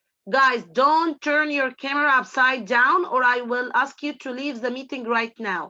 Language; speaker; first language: English; non-native, fluent; Arabic